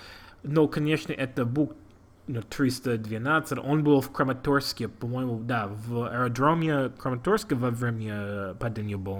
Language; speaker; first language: Russian; non-native, learner; English